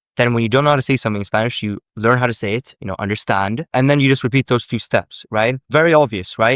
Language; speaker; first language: English; native; English